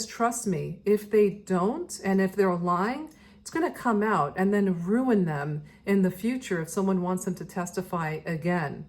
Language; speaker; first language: English; native; English